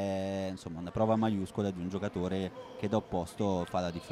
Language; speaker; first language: Italian; native; Italian